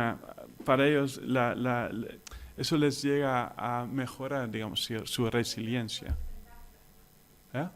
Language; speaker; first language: Spanish; non-native, fluent; Dutch